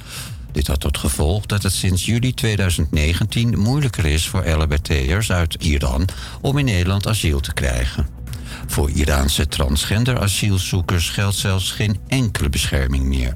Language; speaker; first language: Dutch; native; Dutch